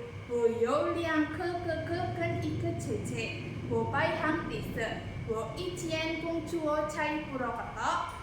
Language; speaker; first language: Chinese; non-native, learner; Indonesian